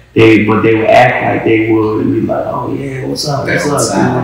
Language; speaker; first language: English; native; English